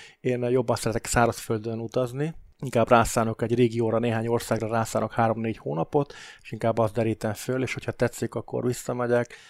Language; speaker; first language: Hungarian; native; Hungarian